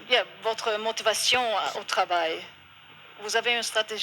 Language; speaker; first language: French; non-native, learner; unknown